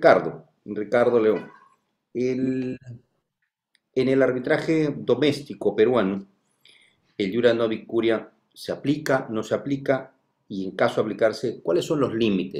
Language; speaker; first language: Spanish; native; Spanish